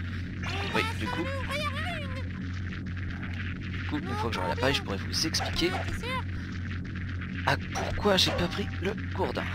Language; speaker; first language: French; native; French